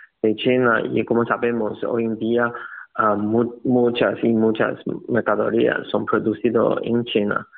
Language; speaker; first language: Spanish; non-native, learner; Chinese